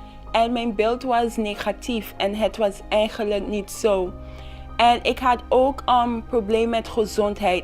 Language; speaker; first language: Dutch; non-native, local second language; Papiamento